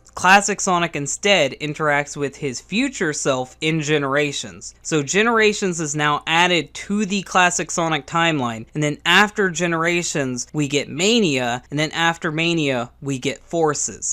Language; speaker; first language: English; native; English